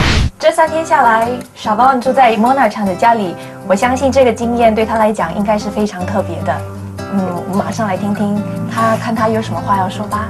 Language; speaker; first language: Chinese; native; Chinese